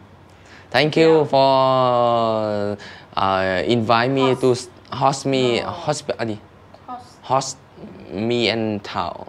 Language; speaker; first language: English; non-native, learner; Vietnamese